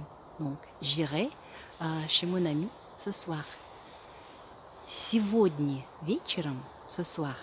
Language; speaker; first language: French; non-native, fluent; Russian